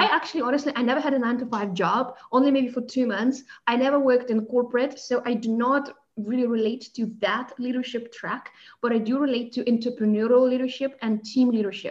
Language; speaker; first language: English; non-native, fluent; Russian